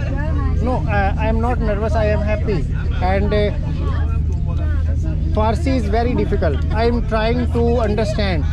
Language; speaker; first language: English; non-native, learner; Urdu